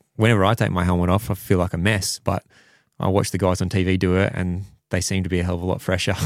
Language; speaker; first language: English; native; English